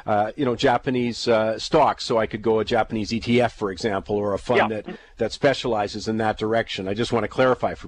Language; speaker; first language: English; native; English